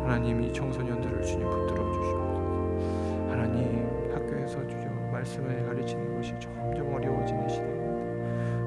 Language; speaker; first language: Korean; native; Korean